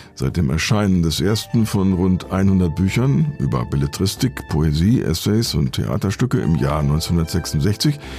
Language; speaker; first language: German; native; German